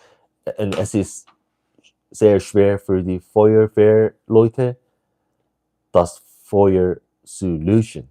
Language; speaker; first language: German; non-native, learner; English